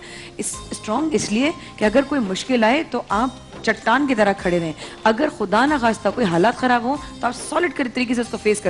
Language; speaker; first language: Urdu; native; Urdu